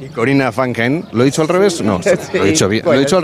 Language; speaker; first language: Spanish; native; Spanish